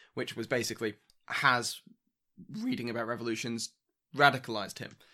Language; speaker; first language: English; native; English